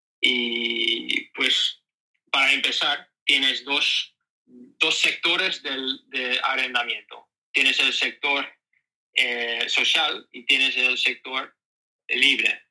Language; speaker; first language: Spanish; non-native, learner; Dutch